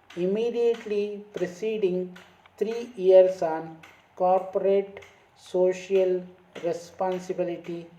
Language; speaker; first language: English; non-native, local second language; Kannada